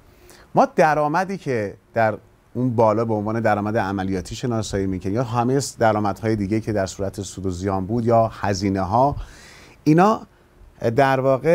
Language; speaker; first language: Persian; native; Persian